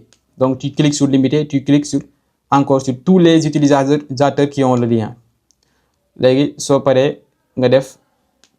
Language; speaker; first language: French; non-native, local second language; Wolof